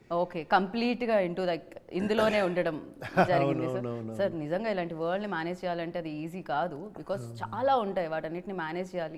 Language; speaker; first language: Telugu; native; Telugu